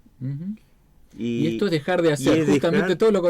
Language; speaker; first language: Spanish; native; Spanish